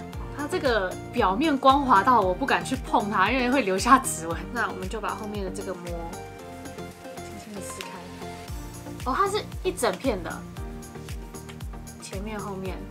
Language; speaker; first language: Chinese; native; Chinese